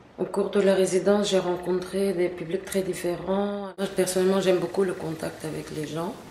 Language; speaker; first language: French; non-native, fluent; Bulgarian